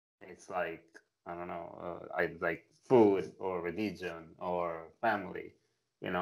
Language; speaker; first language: English; non-native, fluent; Italian